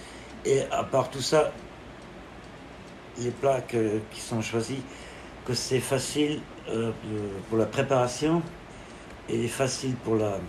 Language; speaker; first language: French; non-native, local second language; German